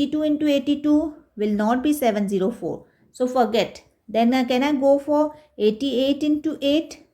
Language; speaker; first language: English; non-native, local second language; Hindi